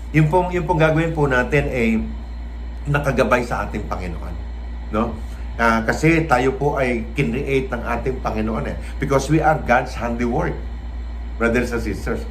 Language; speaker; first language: Filipino; non-native, local second language; Cebuano